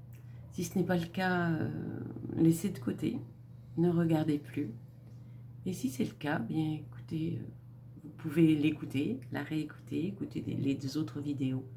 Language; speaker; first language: French; native; French